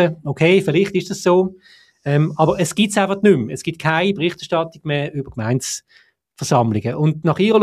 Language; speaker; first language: German; native; German